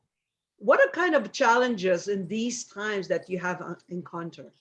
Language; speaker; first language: English; non-native, fluent; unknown